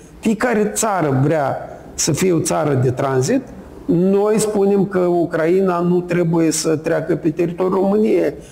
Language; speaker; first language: Romanian; native; Romanian